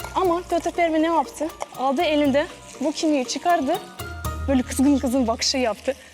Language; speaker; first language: Turkish; non-native, fluent; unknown